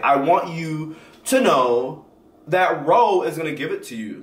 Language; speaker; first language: English; native; English